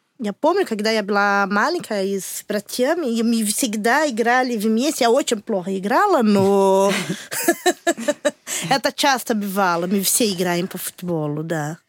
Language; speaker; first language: Russian; non-native, learner; Portuguese